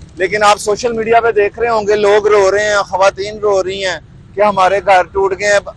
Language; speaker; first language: Urdu; non-native, local second language; Punjabi